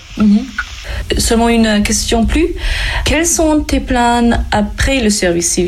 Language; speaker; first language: French; non-native, learner; German